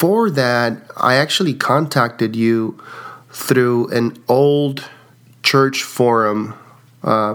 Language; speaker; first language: English; early bilingual, other home language; Spanish